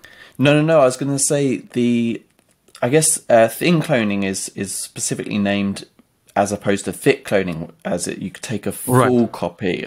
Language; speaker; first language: English; native; English